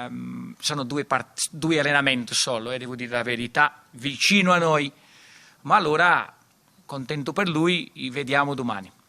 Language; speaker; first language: Italian; non-native, fluent; Portuguese